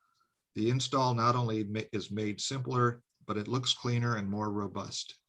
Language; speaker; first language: English; native; English